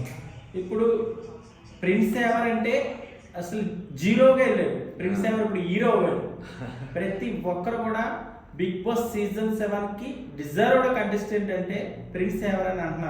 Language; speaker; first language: Telugu; native; Telugu